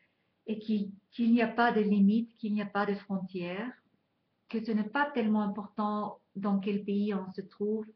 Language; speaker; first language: French; non-native, fluent; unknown